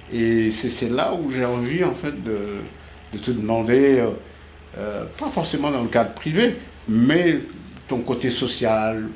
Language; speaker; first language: French; non-native, local second language; Wolof